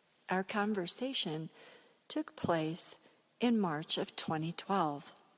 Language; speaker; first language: English; native; English